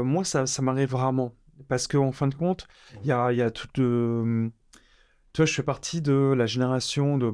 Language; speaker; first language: French; early bilingual, other home language; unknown